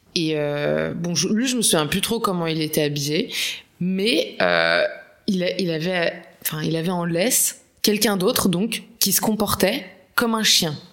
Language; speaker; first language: French; native; French